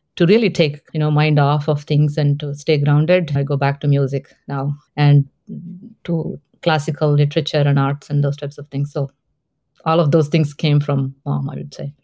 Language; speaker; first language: English; non-native, local second language; Telugu